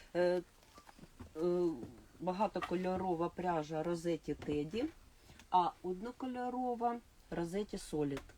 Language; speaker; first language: Ukrainian; non-native, local second language; Russian